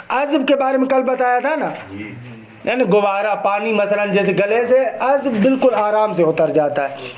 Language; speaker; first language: Urdu; non-native, local second language; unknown